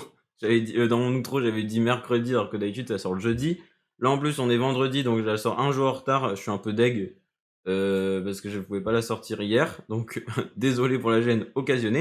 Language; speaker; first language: French; native; French